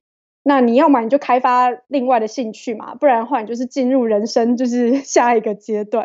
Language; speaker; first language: Chinese; native; Chinese